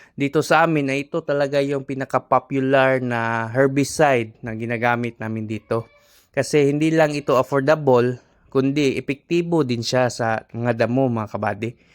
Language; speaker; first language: Filipino; non-native, local second language; Cebuano